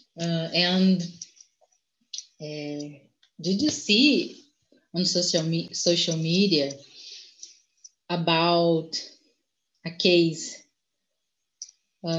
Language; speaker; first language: English; non-native, learner; Portuguese